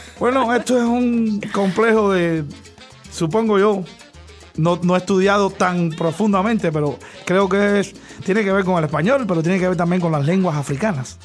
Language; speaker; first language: Spanish; native; Spanish